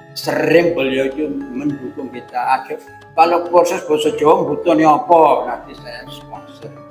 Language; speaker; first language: Indonesian; non-native, fluent; Javanese